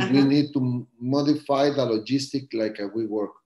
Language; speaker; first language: English; non-native, learner; Spanish